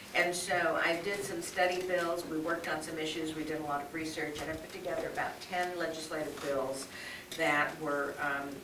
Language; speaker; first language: English; native; English